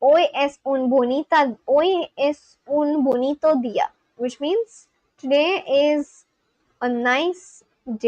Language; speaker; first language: Spanish; non-native, learner; Bangla